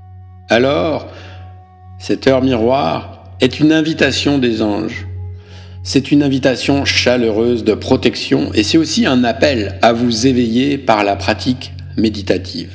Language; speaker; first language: French; native; French